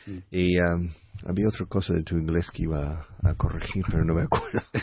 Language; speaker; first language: Spanish; non-native, fluent; English